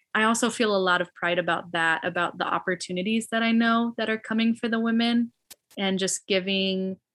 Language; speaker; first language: English; native; English